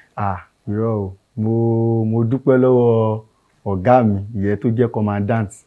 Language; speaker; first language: Yoruba; native; Yoruba